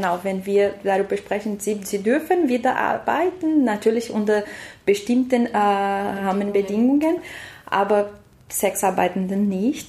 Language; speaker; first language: German; non-native, learner; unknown